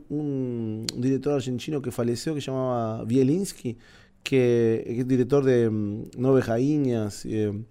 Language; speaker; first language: Portuguese; non-native, learner; Spanish